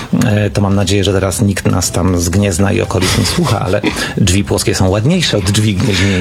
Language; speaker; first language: Polish; native; Polish